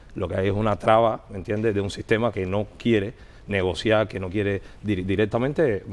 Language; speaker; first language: Spanish; native; Spanish